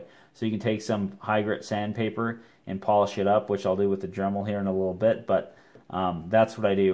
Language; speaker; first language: English; native; English